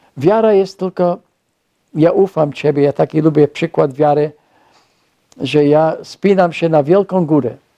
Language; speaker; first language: Polish; non-native, fluent; English